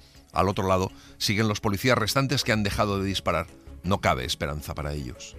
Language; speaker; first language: Spanish; native; Spanish